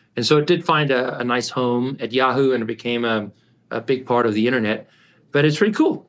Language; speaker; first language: English; native; English